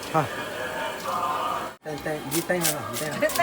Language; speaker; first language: Chinese; native; Chinese